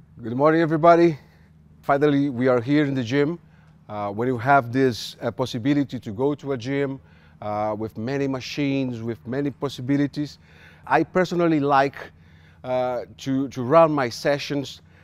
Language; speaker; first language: English; non-native, fluent; Portuguese